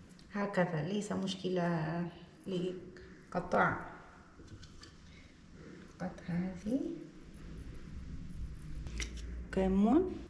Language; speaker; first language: Arabic; non-native, learner; Portuguese